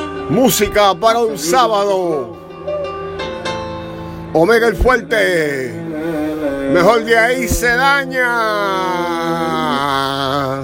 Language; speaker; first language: Spanish; early bilingual, heritage; Spanish